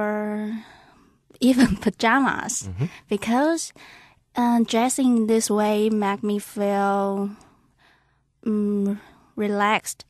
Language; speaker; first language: English; non-native, learner; Chinese